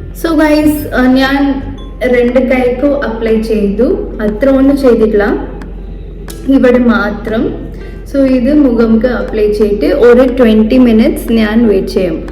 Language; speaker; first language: Malayalam; non-native, fluent; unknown